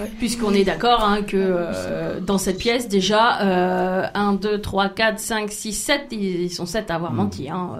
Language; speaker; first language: French; native; French